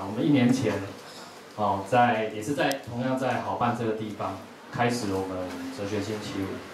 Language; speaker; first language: Chinese; native; Chinese